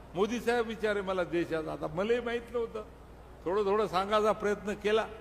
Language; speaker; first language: Marathi; non-native, local second language; Lambadi